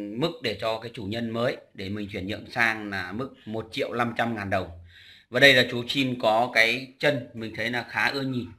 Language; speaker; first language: Vietnamese; native; Vietnamese